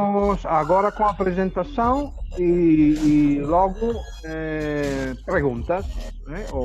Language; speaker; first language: Portuguese; non-native, fluent; Italian